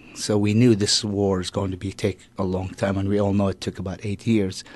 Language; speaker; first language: English; non-native, fluent; Arabic